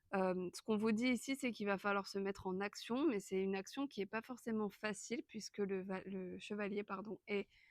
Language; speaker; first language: French; native; French